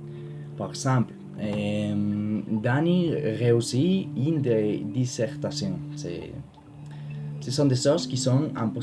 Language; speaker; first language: French; non-native, learner; Spanish